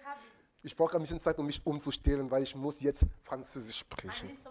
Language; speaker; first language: German; non-native, fluent; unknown